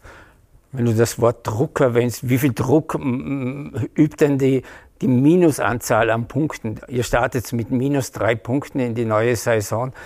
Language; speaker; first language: German; native; German